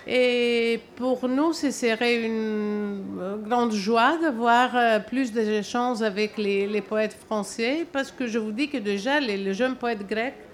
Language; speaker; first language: French; non-native, fluent; Greek